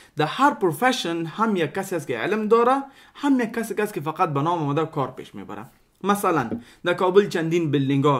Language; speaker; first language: Persian; non-native, local second language; Pashto